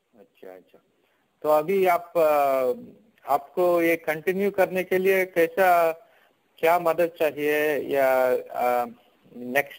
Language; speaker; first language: Hindi; non-native, local second language; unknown